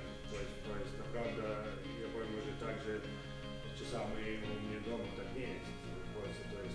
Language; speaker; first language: Polish; non-native, learner; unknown